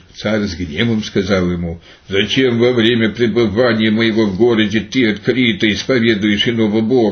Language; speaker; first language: Russian; native; Russian